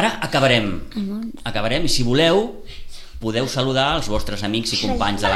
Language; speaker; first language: Catalan; native; Catalan